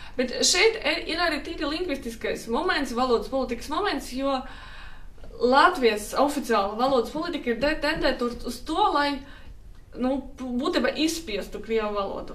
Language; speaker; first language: Latvian; non-native, local second language; Russian